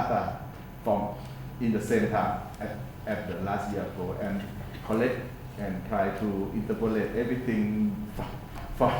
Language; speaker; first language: English; non-native, learner; Thai